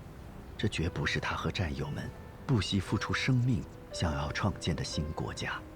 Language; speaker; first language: Chinese; native; Chinese